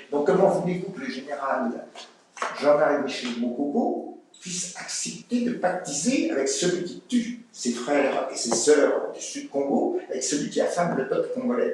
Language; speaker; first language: French; native; French